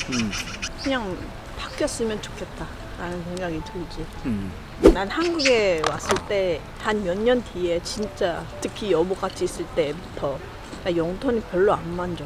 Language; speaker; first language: Korean; non-native, fluent; Filipino